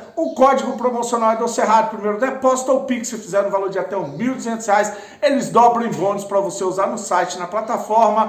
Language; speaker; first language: Portuguese; native; Portuguese